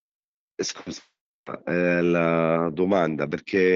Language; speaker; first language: Italian; non-native, learner; Arabic